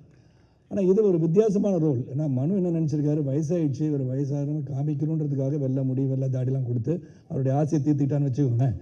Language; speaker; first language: Tamil; native; Tamil